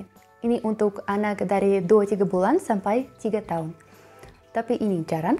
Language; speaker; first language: Indonesian; non-native, learner; Russian